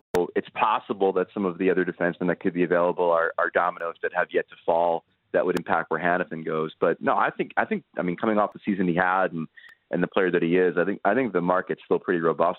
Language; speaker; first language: English; native; English